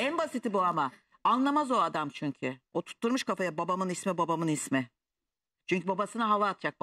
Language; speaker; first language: Turkish; native; Turkish